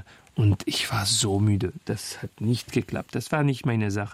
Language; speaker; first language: German; non-native, learner; French